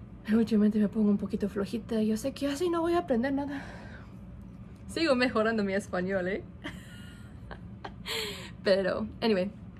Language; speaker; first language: Spanish; non-native, fluent; English